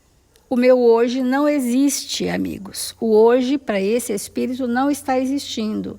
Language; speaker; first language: Portuguese; native; Portuguese